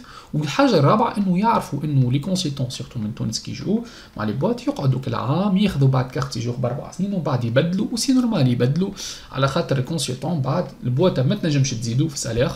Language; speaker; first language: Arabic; native; Arabic